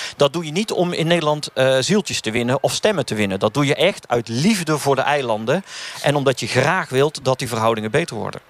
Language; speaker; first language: Dutch; native; Dutch